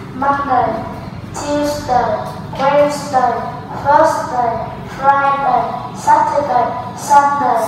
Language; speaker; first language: English; non-native, learner; Vietnamese